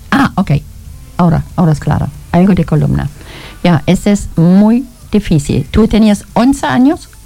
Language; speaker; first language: Spanish; non-native, learner; German